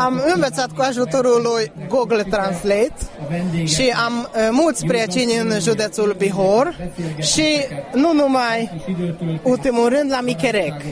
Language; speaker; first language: Romanian; non-native, learner; Hungarian